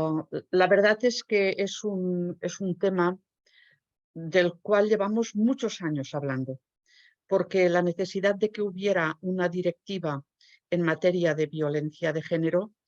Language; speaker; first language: Spanish; native; Spanish